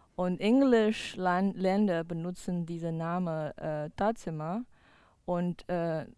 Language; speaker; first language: German; non-native, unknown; Chinese